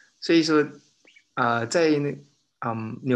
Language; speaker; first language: Chinese; non-native, learner; Japanese